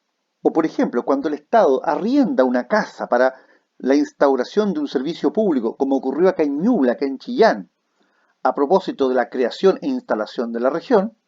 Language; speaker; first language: Spanish; native; Spanish